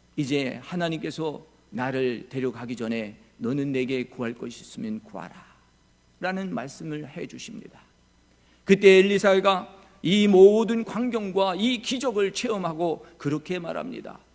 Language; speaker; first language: Korean; native; Korean